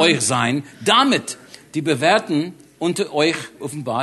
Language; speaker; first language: German; non-native, learner; English